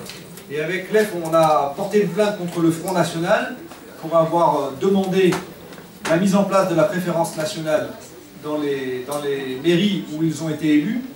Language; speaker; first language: French; native; French